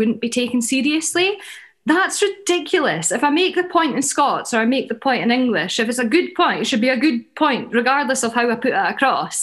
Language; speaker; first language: English; native; English